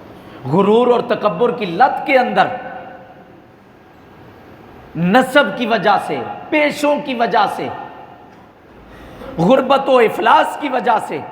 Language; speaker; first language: Urdu; native; Urdu